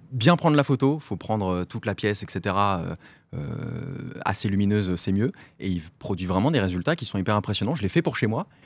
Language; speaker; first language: French; native; French